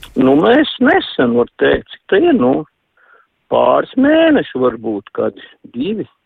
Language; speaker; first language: Latvian; native; Latvian